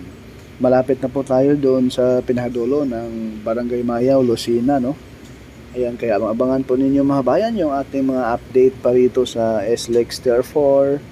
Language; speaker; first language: Filipino; native; Filipino